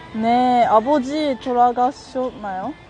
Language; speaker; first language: Korean; non-native, learner; Japanese